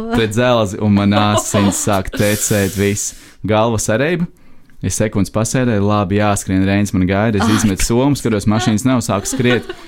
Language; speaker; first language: Latvian; native; Latvian